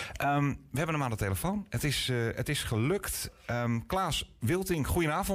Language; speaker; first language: Dutch; native; Dutch